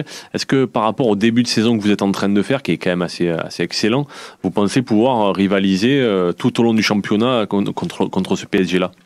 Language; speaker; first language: French; native; French